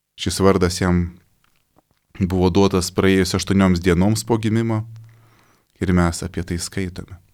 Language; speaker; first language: Lithuanian; native; Lithuanian